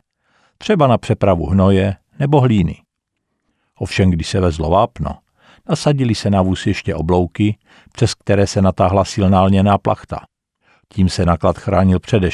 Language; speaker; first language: Czech; native; Czech